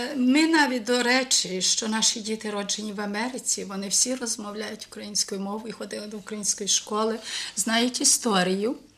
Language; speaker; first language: Ukrainian; early bilingual, heritage; Ukrainian